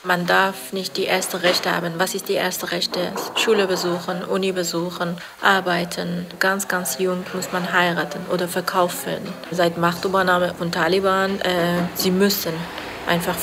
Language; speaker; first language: German; non-native, learner; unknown